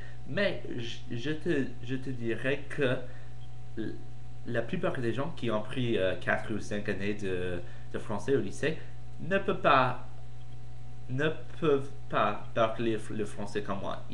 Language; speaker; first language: French; non-native, fluent; English